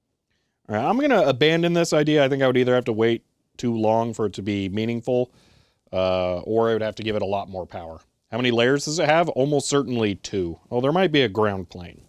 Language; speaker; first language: English; native; English